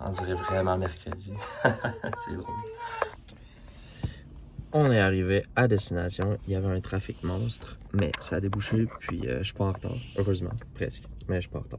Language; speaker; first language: French; native; French